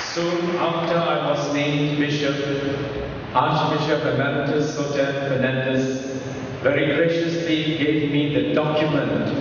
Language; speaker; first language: English; non-native, local second language; Tamil